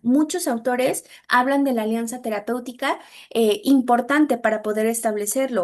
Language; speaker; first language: Spanish; native; Spanish